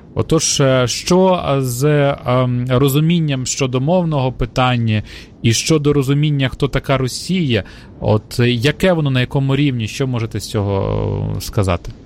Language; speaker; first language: Ukrainian; native; Ukrainian